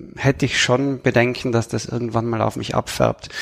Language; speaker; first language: German; native; German